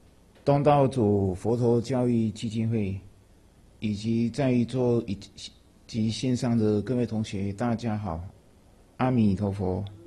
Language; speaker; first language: Chinese; native; Chinese